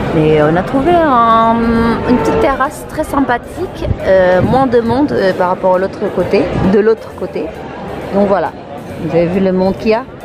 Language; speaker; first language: French; non-native, fluent; Sundanese